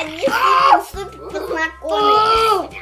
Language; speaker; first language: Russian; early bilingual, heritage; Russian